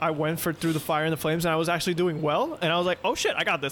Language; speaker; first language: English; non-native, fluent; Spanish